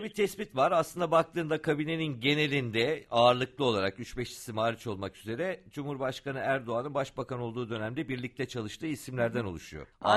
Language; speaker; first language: Turkish; native; Turkish